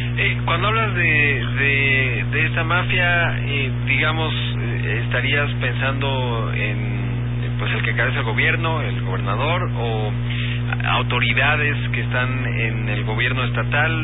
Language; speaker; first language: Spanish; native; Spanish